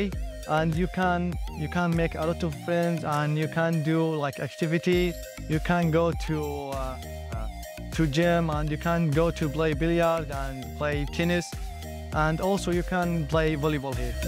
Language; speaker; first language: English; non-native, learner; Arabic